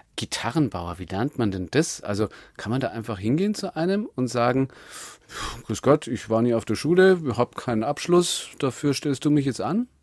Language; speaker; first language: German; native; German